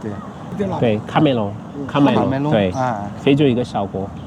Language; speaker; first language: Chinese; non-native, fluent; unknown